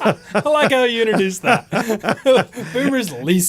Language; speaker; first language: English; native; English